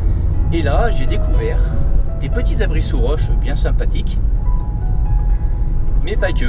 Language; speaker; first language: French; native; French